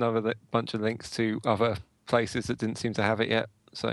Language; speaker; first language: English; native; English